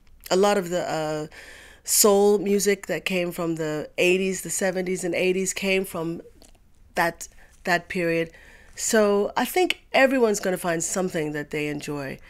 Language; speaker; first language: English; native; English